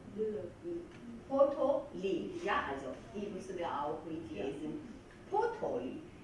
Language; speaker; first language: German; non-native, fluent; Georgian